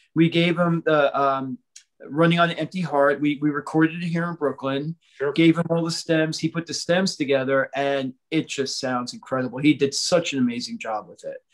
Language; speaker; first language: English; native; English